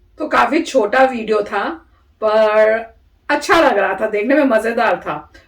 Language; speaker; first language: Hindi; native; Hindi